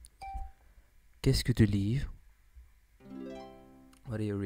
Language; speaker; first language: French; non-native, learner; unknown